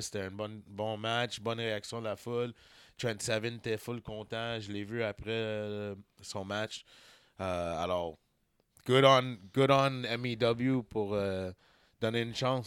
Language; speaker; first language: French; native; French